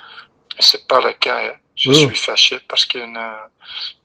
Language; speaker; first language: French; non-native, local second language; Dutch